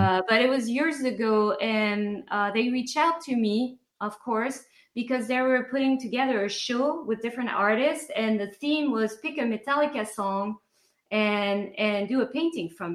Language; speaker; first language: English; non-native, fluent; French